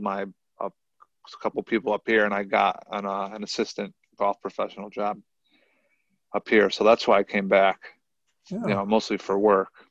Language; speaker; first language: English; native; English